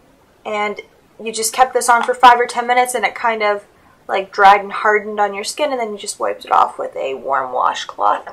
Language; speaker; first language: English; native; English